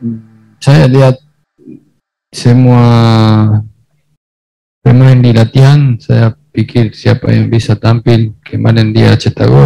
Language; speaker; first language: Indonesian; non-native, fluent; Spanish